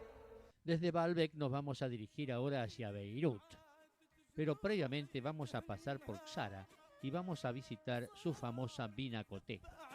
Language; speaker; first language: Spanish; native; Spanish